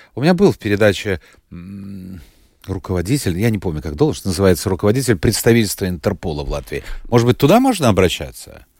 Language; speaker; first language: Russian; native; Russian